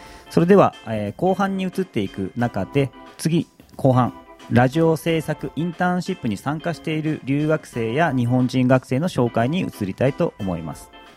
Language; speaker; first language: Japanese; native; Japanese